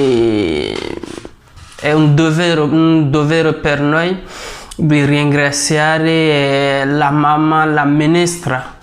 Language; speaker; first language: Italian; non-native, fluent; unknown